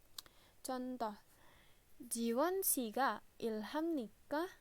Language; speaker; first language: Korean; non-native, fluent; Indonesian